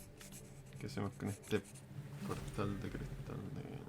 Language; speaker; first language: Spanish; native; Spanish